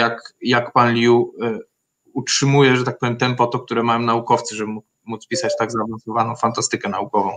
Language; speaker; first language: Polish; native; Polish